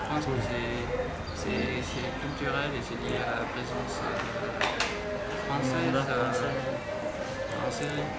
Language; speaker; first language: French; non-native, fluent; Arabic